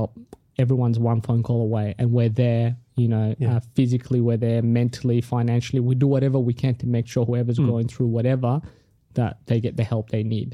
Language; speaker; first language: English; non-native, local second language; Tigrinya